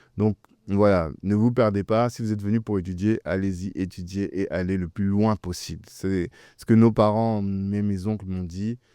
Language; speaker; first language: French; early bilingual, other home language; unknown